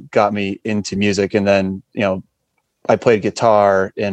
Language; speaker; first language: English; native; English